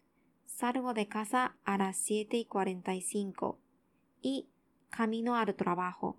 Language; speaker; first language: Spanish; non-native, learner; Japanese